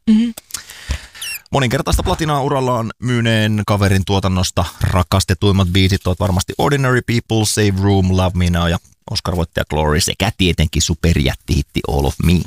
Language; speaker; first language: Finnish; native; Finnish